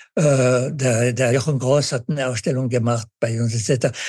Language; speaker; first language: German; native; German